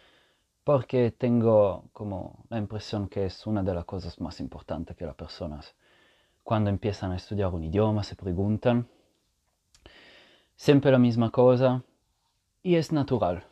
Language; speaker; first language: Spanish; non-native, fluent; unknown